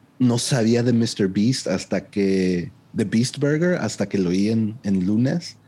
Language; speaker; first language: Spanish; early bilingual, heritage; Spanish